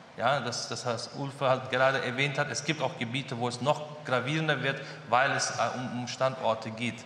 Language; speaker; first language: German; early bilingual, other home language; Turkish